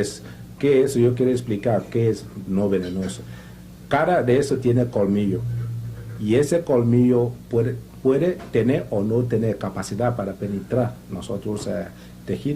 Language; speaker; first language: Spanish; non-native, learner; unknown